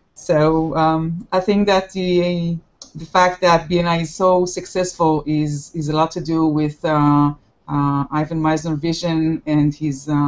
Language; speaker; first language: English; non-native, fluent; Hebrew